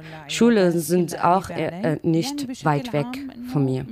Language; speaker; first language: German; non-native, learner; Arabic